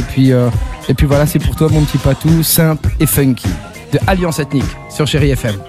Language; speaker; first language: French; native; French